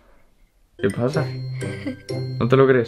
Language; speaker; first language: Spanish; native; Spanish